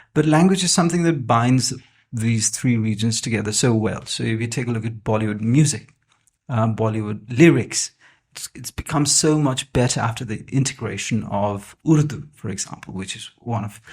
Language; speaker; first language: English; non-native, local second language; Nepali